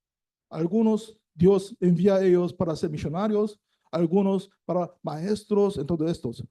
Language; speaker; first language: Spanish; non-native, learner; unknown